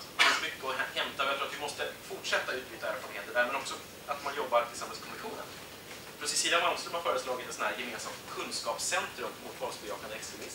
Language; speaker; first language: Swedish; native; Swedish